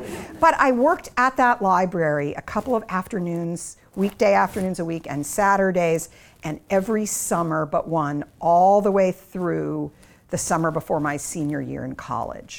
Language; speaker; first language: English; native; English